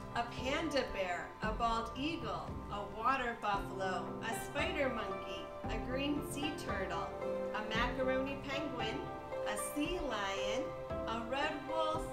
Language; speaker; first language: English; native; English